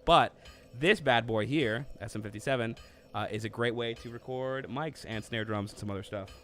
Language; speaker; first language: English; native; English